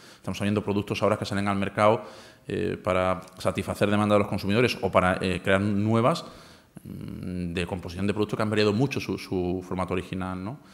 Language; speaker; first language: Spanish; native; Spanish